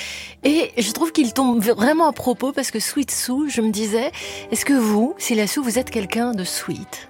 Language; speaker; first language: French; native; French